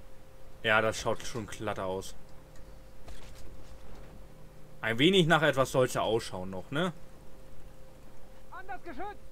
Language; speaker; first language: German; native; German